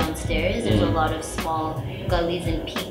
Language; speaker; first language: English; native; English